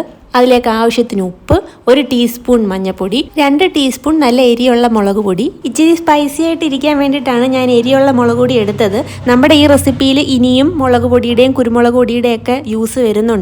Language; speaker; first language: Malayalam; native; Malayalam